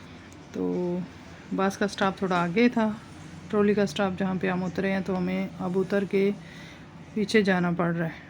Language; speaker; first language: Hindi; native; Hindi